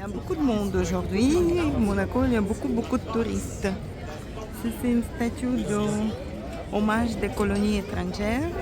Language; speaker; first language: French; non-native, fluent; Russian